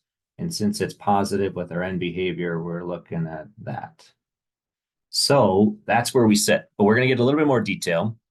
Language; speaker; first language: English; native; English